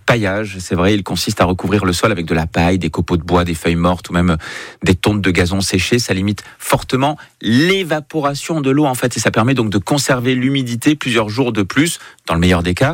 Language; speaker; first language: French; native; French